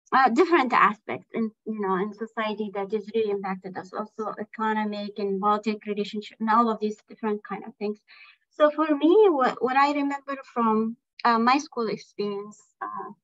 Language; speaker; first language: English; non-native, fluent; Arabic